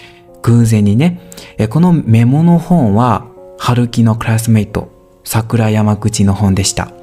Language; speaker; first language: Japanese; non-native, learner; Burmese